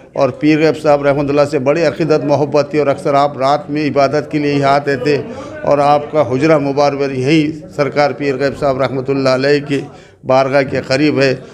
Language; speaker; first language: Hindi; non-native, local second language; Urdu